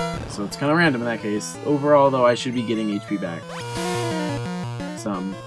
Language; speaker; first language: English; native; English